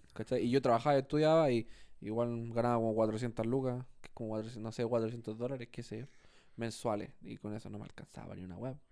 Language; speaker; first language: Spanish; native; Spanish